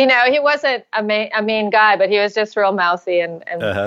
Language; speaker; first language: English; native; English